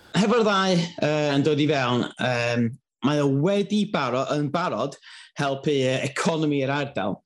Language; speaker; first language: Welsh; native; Welsh